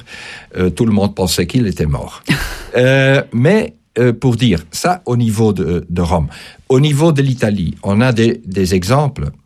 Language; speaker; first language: French; non-native, fluent; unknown